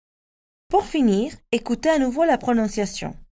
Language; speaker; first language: French; non-native, fluent; Spanish